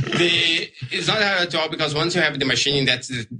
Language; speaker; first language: English; non-native, learner; Portuguese